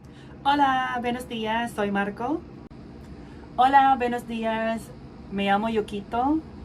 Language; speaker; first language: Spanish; non-native, fluent; Filipino